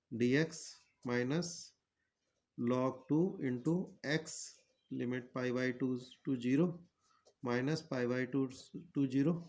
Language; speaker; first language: English; non-native, local second language; Hindi